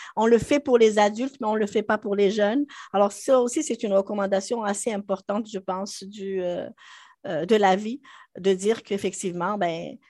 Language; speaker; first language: French; non-native, local second language; Arabic